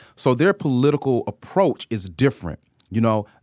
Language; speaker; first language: English; native; English